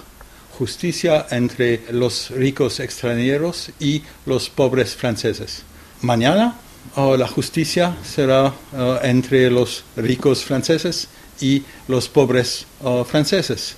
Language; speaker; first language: Spanish; non-native, fluent; French